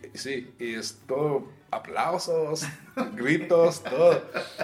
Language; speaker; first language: Spanish; early bilingual, heritage; Spanish